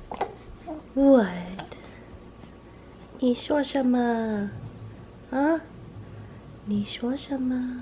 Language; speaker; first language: Chinese; non-native, learner; English